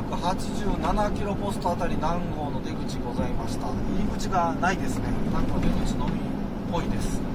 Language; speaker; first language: Japanese; native; Japanese